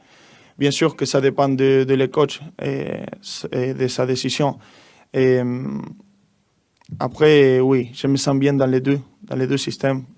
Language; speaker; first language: French; non-native, learner; Spanish